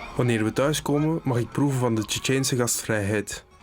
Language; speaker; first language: Dutch; native; Dutch